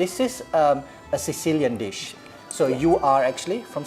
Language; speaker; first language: English; non-native, fluent; Indonesian